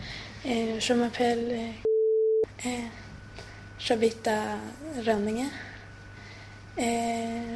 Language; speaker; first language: French; non-native, learner; Swedish